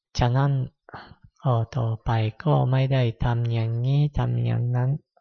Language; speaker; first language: Thai; non-native, fluent; Japanese